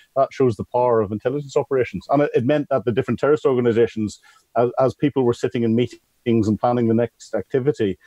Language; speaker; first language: English; native; English